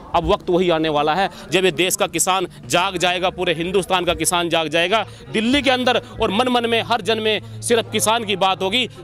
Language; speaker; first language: Hindi; native; Hindi